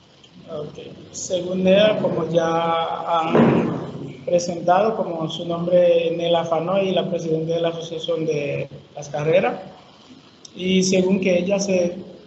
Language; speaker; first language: Spanish; non-native, fluent; Haitian Creole